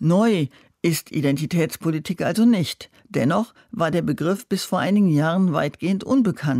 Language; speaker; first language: German; native; German